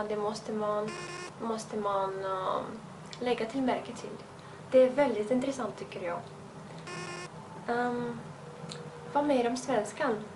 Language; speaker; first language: Swedish; non-native, fluent; Russian